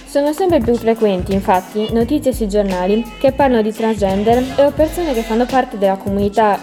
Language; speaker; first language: Italian; native; Italian